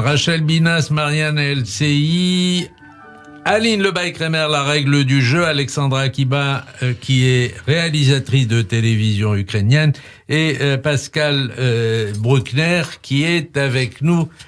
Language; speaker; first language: French; native; French